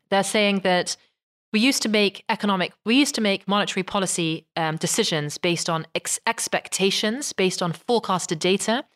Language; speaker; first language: English; native; English